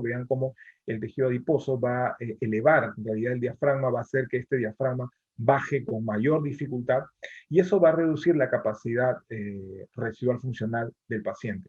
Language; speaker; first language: Spanish; native; Spanish